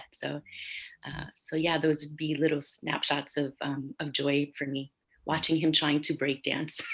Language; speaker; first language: English; native; English